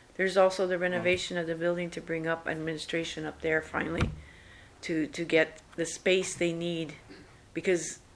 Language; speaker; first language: English; native; English